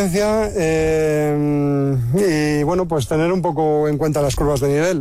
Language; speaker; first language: Spanish; native; Spanish